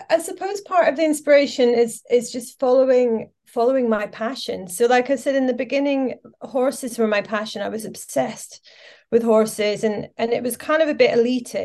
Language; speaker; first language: English; native; English